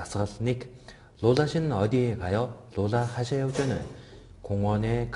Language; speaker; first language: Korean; non-native, fluent; Mongolian